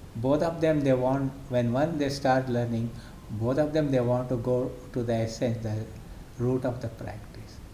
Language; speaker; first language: English; non-native, local second language; Kannada